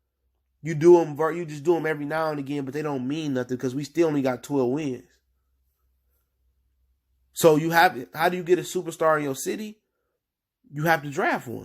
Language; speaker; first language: English; native; English